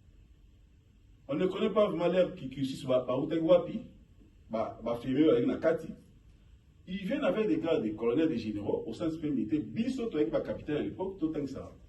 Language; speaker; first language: French; non-native, local second language; Lingala